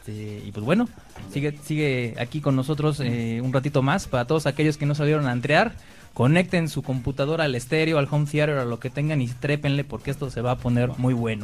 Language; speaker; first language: Spanish; native; Spanish